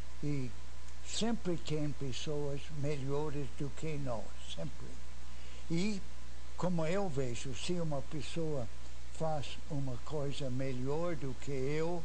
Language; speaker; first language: Portuguese; non-native, fluent; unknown